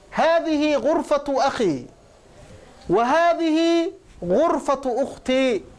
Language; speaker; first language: Arabic; non-native, local second language; Somali